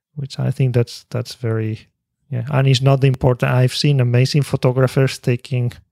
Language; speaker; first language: English; non-native, fluent; Spanish